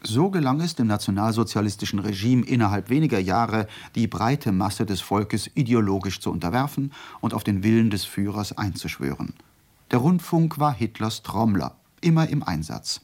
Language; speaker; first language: German; native; German